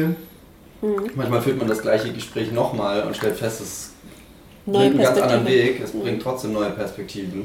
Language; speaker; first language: German; native; German